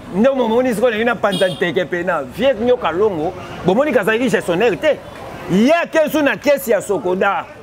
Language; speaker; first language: Lingala; native; Lingala